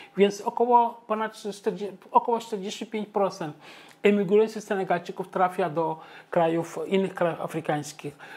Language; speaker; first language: Polish; non-native, fluent; Wolof